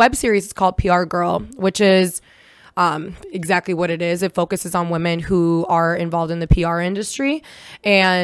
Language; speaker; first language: English; early bilingual, other home language; Russian